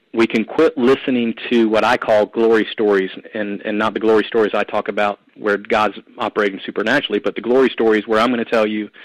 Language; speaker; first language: English; native; English